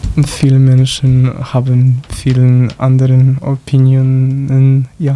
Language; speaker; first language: German; non-native, learner; Polish